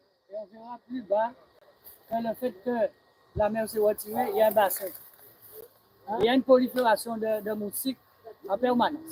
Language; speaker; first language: French; non-native, local second language; Guadeloupean Creole French